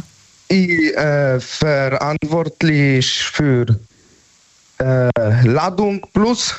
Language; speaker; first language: German; non-native, learner; Polish